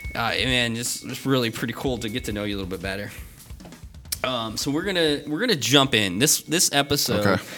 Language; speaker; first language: English; native; English